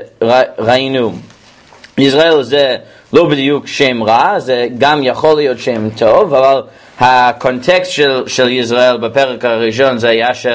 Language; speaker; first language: Hebrew; non-native, fluent; English